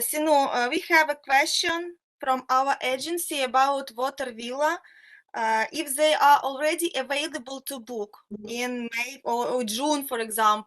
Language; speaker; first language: English; non-native, fluent; Russian